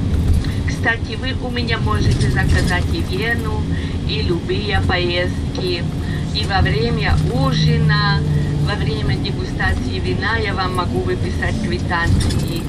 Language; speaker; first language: Russian; non-native, fluent; Hungarian